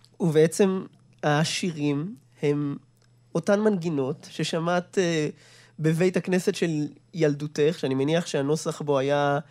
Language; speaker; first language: Hebrew; native; Hebrew